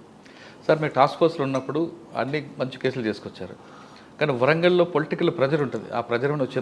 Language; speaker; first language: Telugu; native; Telugu